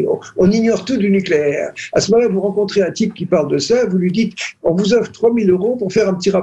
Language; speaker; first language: French; native; French